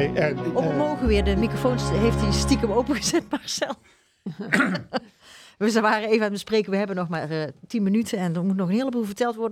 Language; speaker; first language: Dutch; native; Dutch